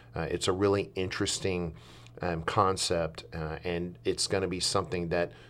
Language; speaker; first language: English; native; English